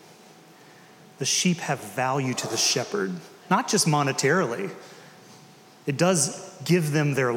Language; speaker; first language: English; native; English